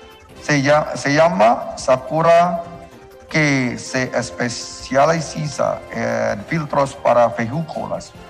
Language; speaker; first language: Spanish; non-native, learner; Indonesian